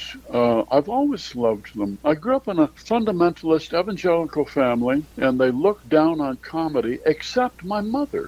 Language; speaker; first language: English; native; English